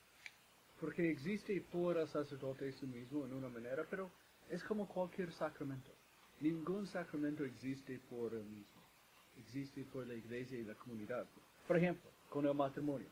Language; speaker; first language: Spanish; non-native, fluent; English